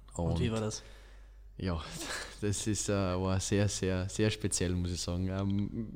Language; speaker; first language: German; native; German